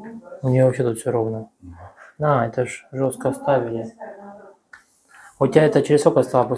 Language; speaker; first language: Russian; native; Russian